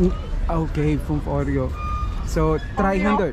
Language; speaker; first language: German; non-native, learner; Filipino